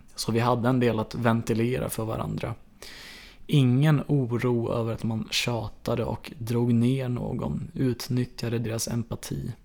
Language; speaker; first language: Swedish; native; Swedish